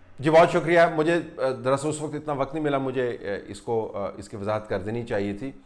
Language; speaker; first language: Urdu; native; Urdu